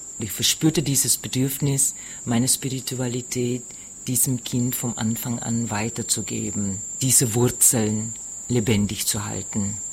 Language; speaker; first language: German; non-native, fluent; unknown